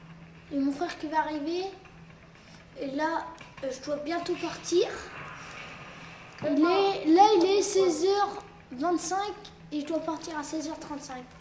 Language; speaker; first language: French; native; French